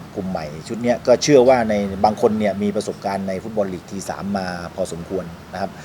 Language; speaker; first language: Thai; native; Thai